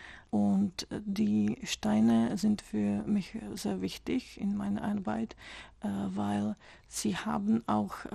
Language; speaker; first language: German; non-native, fluent; Czech